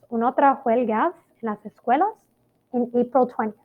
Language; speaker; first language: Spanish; non-native, fluent; Italian